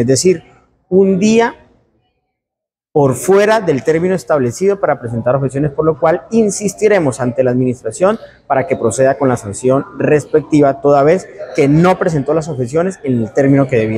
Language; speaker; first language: Spanish; native; Spanish